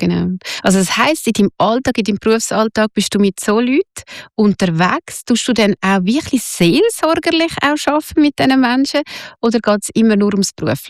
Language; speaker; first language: German; native; German